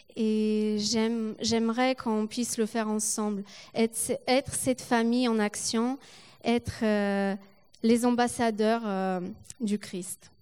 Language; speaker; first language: French; non-native, fluent; Polish